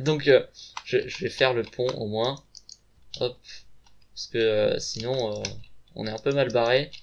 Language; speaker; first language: French; native; French